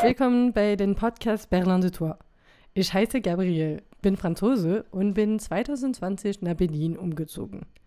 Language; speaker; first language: German; non-native, fluent; French